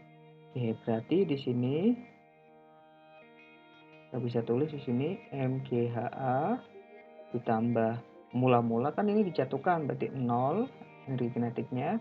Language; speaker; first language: Indonesian; native; Indonesian